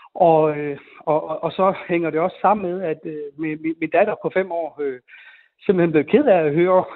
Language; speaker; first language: Danish; early bilingual, other home language; Sinhala